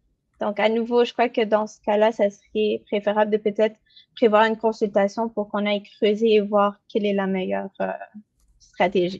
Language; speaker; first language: French; native; French